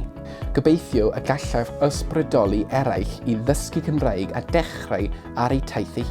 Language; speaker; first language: Welsh; non-native, learner; English